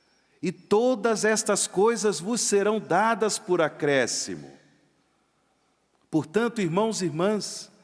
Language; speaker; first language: Portuguese; native; Portuguese